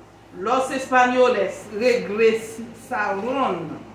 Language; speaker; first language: Spanish; non-native, learner; Haitian Creole